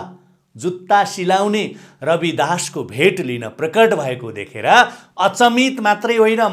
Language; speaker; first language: Nepali; native; Nepali